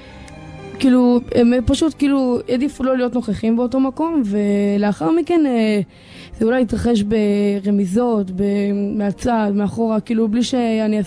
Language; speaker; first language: Hebrew; native; Hebrew